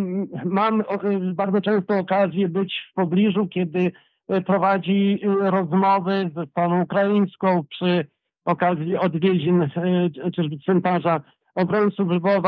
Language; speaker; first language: Polish; early bilingual, heritage; Polish